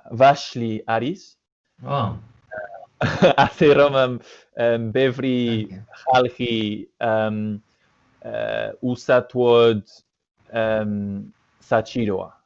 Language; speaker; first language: Georgian; non-native, learner; English